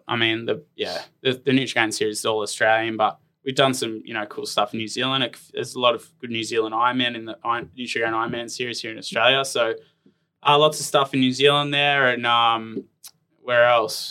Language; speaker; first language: English; native; English